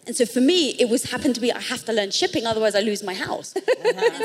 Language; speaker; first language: English; native; English